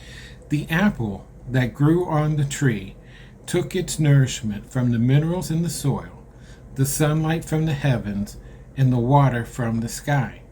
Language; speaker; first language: English; native; English